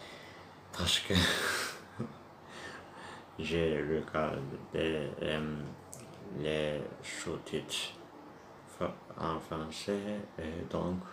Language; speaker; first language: French; non-native, learner; Turkish